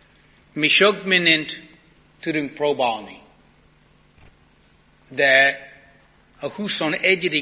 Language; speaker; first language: Hungarian; non-native, learner; English